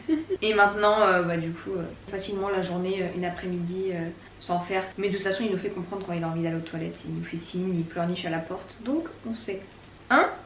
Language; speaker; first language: French; native; French